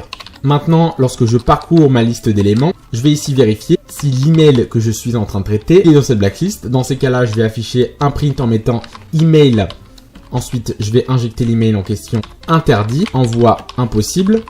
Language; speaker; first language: French; native; French